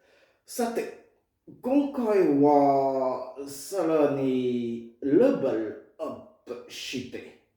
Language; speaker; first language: Japanese; non-native, fluent; French